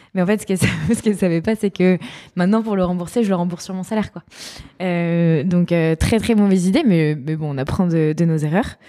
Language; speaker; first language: French; native; French